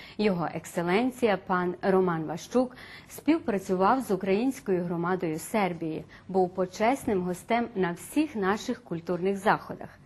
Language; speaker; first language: Ukrainian; early bilingual, heritage; Ukrainian